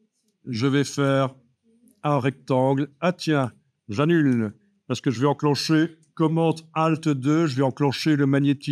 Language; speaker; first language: French; native; French